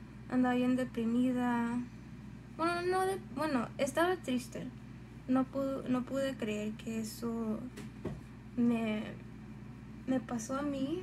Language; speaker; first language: Spanish; early bilingual, heritage; Spanish